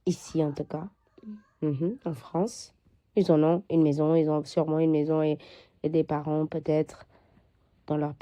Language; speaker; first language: French; non-native, fluent; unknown